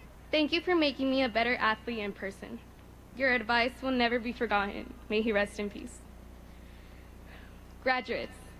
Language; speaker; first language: English; early bilingual, other home language; Spanish